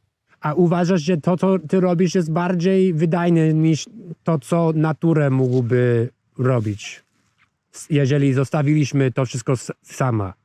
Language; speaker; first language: Polish; non-native, fluent; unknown